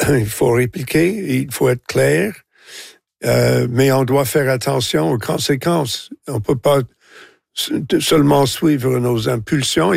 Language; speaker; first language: French; non-native, local second language; English